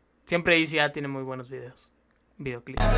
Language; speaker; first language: Spanish; native; Spanish